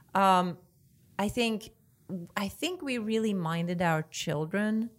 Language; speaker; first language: English; non-native, fluent; Swedish